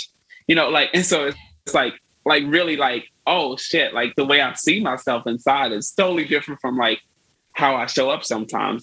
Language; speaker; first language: English; native; English